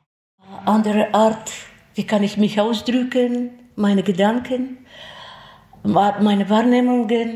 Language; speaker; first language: German; non-native, fluent; Russian